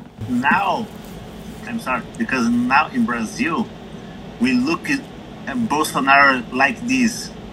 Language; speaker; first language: English; non-native, learner; Portuguese